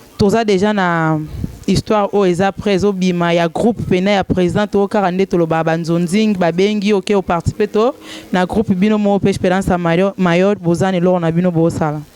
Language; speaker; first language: Lingala; native; Lingala